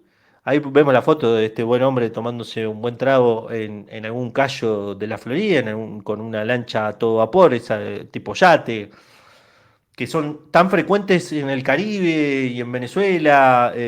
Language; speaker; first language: Spanish; native; Spanish